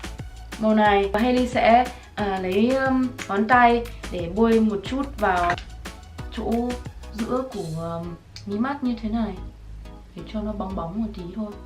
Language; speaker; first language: Vietnamese; early bilingual, heritage; Vietnamese